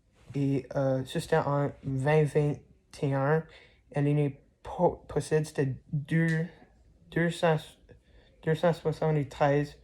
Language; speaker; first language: French; non-native, learner; English